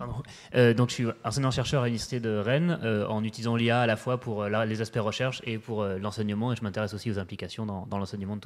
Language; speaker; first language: French; native; French